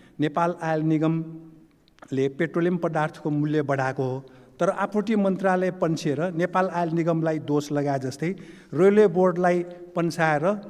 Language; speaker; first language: Nepali; non-native, local second language; Newari